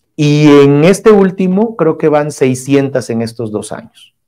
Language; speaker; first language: Spanish; native; Spanish